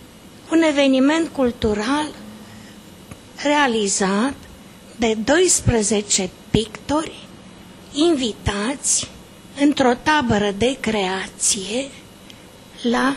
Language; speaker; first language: Romanian; native; Romanian